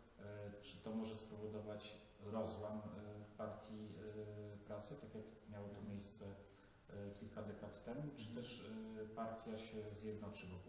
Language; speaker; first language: Polish; native; Polish